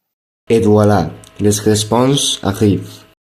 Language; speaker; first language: French; non-native, learner; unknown